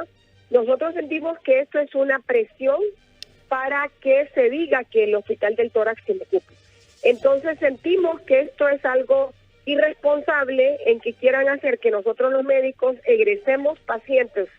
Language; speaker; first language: Spanish; native; Spanish